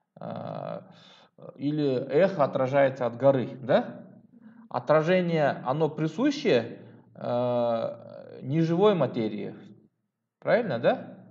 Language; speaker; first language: Russian; non-native, local second language; Kyrgyz